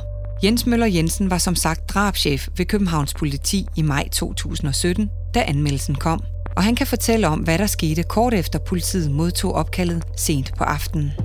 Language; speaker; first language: Danish; native; Danish